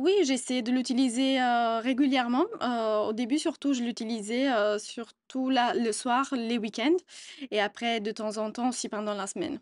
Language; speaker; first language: French; non-native, fluent; Italian